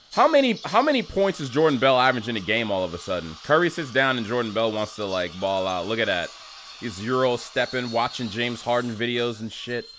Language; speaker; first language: English; native; English